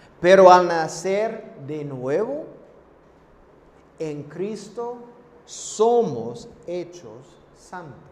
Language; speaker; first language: Spanish; non-native, fluent; English